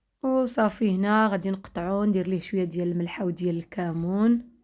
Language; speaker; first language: Arabic; native; Arabic